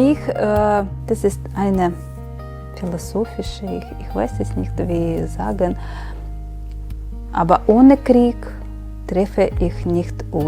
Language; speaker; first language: German; non-native, learner; Ukrainian